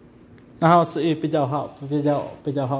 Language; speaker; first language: Chinese; non-native, learner; Filipino